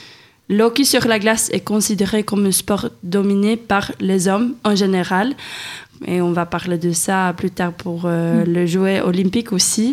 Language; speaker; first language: French; non-native, fluent; Swedish